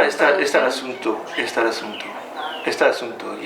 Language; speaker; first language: Spanish; non-native, learner; French